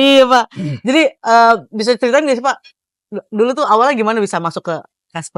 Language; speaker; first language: Indonesian; native; Indonesian